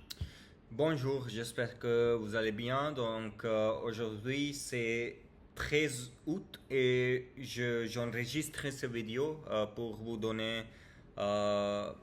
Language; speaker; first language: French; non-native, learner; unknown